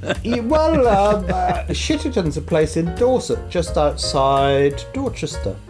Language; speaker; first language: English; native; English